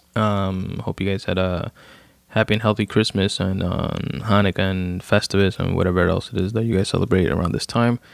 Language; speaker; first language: English; native; English